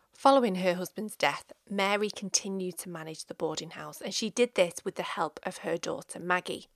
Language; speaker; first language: English; native; English